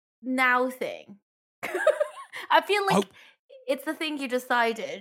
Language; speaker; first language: English; non-native, local second language; Cantonese